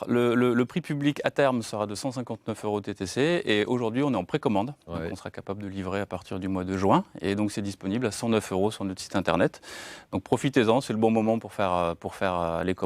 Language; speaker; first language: French; native; French